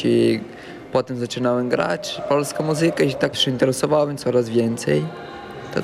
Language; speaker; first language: Polish; early bilingual, heritage; Portuguese